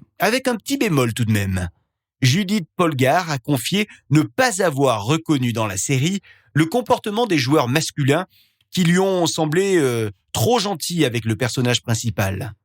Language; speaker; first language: French; native; French